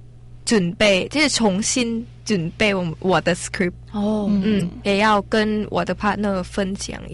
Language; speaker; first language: Chinese; non-native, learner; Thai